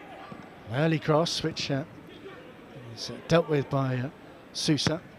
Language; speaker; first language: English; native; English